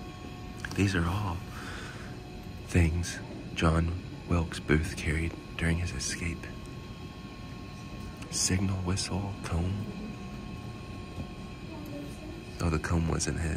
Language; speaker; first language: English; native; English